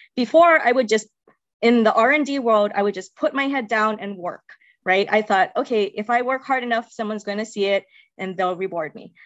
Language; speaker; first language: English; native; English